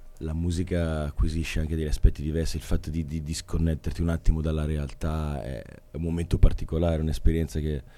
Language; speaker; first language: Italian; native; Italian